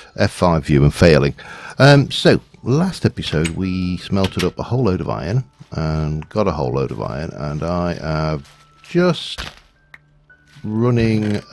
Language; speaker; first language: English; native; English